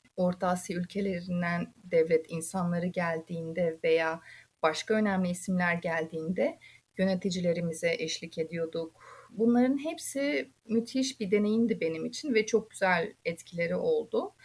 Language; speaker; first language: Turkish; non-native, fluent; Uzbek